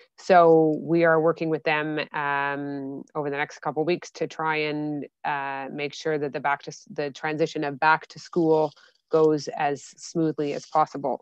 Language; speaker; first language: English; native; English